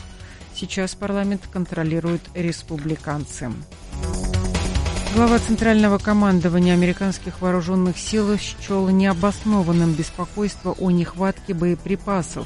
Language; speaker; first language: Russian; native; Russian